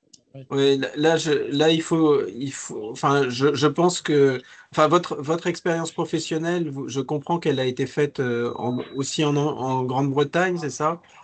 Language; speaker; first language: French; native; French